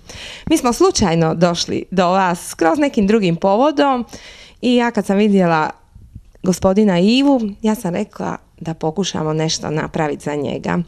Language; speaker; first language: Croatian; native; Croatian